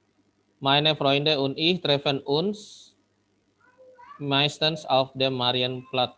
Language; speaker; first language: German; non-native, fluent; Indonesian